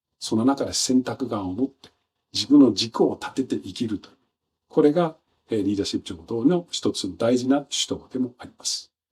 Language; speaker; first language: Japanese; non-native, fluent; Danish